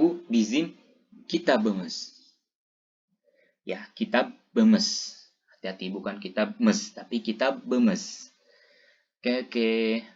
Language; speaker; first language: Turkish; non-native, fluent; Indonesian